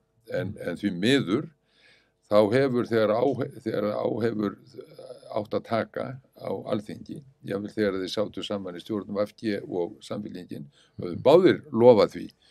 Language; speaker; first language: Icelandic; native; Icelandic